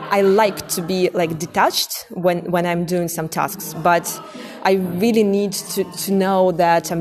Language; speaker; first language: English; non-native, fluent; Russian